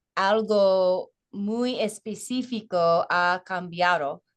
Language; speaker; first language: Spanish; non-native, learner; English